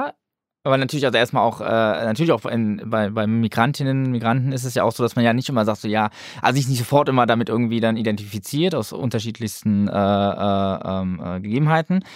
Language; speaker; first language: German; native; German